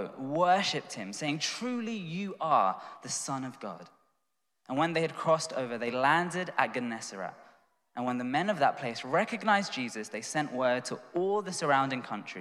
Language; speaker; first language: English; native; English